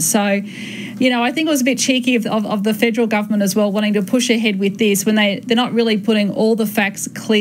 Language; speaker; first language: English; native; English